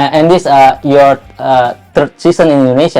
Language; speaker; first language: English; non-native, learner; Indonesian